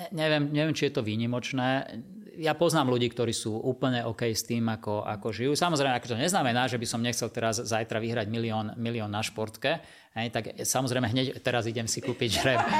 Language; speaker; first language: Slovak; non-native, local second language; Hungarian